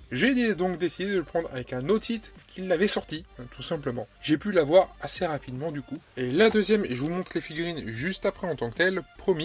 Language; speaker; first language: French; native; French